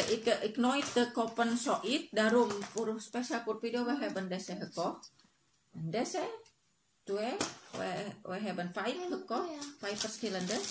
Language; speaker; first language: Dutch; non-native, learner; Indonesian